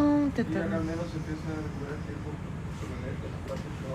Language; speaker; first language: Spanish; native; Spanish